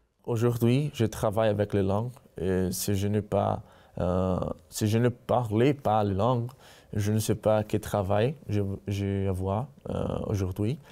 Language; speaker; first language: French; non-native, learner; Portuguese